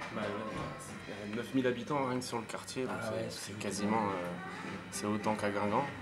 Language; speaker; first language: French; native; French